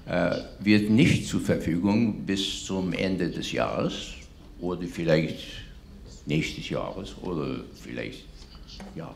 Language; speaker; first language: German; non-native, fluent; English